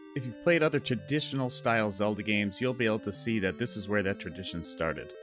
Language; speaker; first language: English; native; English